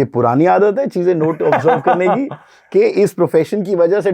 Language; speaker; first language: Hindi; native; Hindi